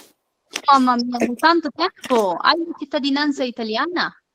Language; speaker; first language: Italian; non-native, fluent; Urdu